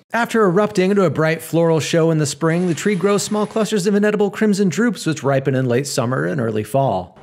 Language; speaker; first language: English; native; English